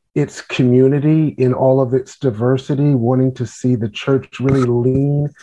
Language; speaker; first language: English; native; English